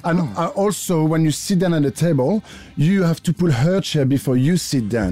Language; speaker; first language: English; non-native, fluent; French